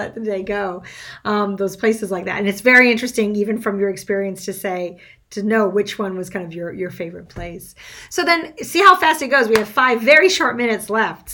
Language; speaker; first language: English; non-native, fluent; French